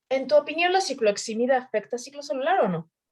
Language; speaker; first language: Spanish; native; Spanish